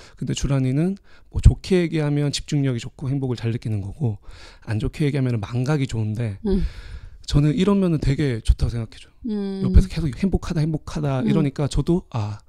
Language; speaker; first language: Korean; native; Korean